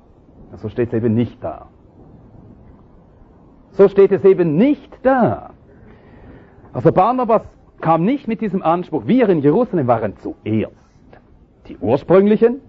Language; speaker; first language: German; native; German